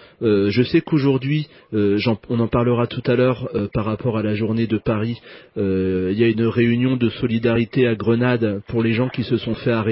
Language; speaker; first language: French; native; French